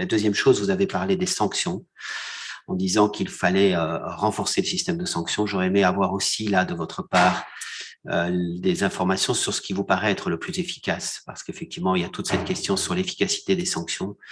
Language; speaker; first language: French; native; French